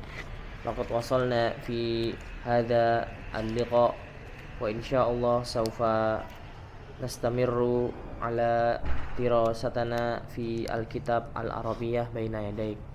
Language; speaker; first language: Arabic; non-native, fluent; Indonesian